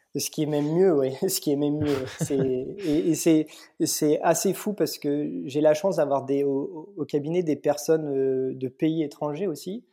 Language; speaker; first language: French; native; French